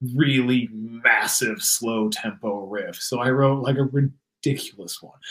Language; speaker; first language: English; native; English